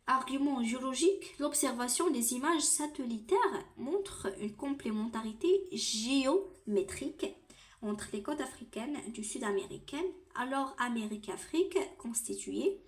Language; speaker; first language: French; non-native, local second language; Arabic